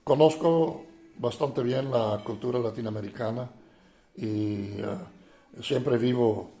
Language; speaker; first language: Spanish; non-native, fluent; Dutch